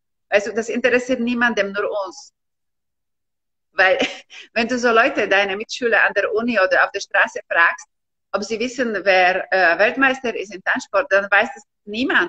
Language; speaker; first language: German; non-native, fluent; Slovak